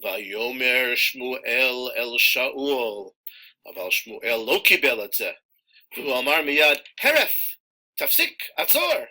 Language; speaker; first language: Hebrew; non-native, fluent; English